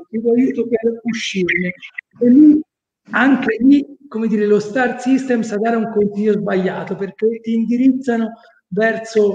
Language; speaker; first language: Italian; native; Italian